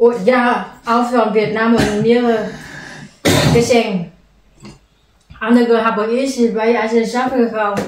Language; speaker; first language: German; non-native, learner; Vietnamese